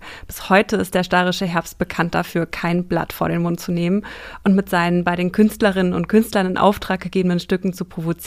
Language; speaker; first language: German; native; German